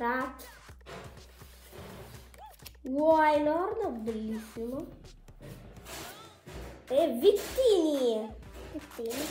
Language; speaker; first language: Italian; native; Italian